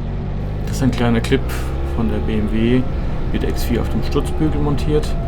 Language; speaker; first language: German; native; German